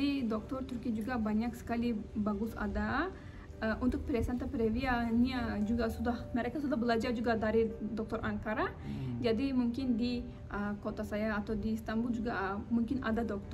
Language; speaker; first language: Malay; non-native, learner; Turkish